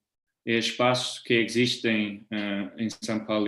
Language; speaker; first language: Portuguese; non-native, fluent; German